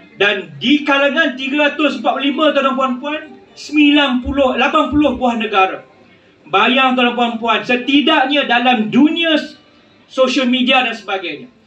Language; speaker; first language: Malay; native; Malay